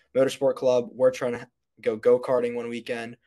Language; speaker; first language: English; native; English